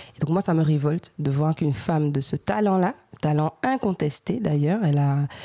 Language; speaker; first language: French; native; French